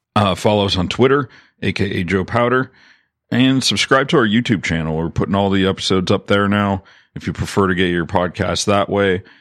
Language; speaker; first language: English; native; English